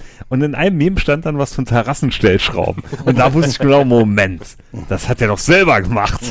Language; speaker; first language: German; native; German